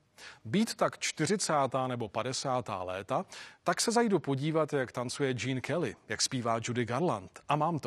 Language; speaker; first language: Czech; native; Czech